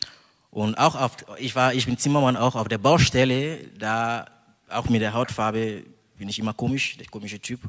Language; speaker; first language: German; non-native, fluent; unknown